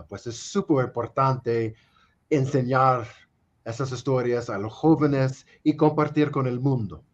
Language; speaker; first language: Spanish; non-native, fluent; English